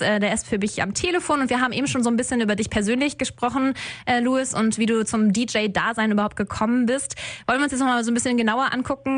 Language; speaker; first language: German; native; German